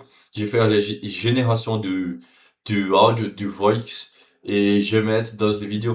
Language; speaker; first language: French; non-native, learner; Portuguese